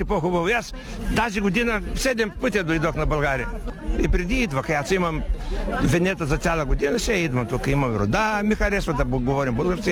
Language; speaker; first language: Bulgarian; non-native, learner; Macedonian